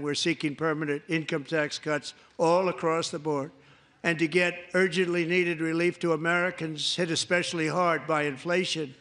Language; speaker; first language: English; native; English